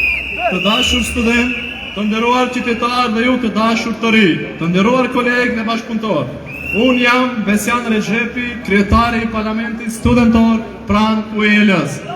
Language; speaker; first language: Albanian; native; Albanian